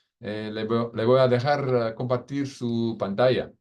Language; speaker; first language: Spanish; non-native, fluent; English